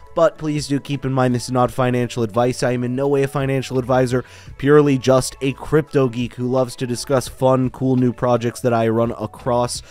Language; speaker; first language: English; native; English